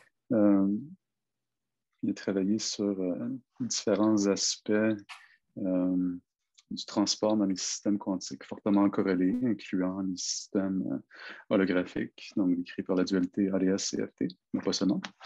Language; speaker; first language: French; native; French